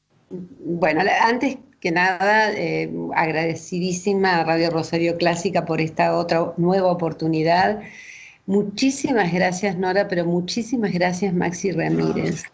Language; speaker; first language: Spanish; native; Spanish